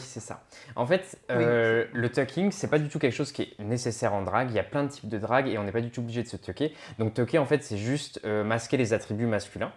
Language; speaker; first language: French; native; French